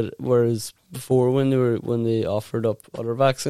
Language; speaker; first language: English; native; English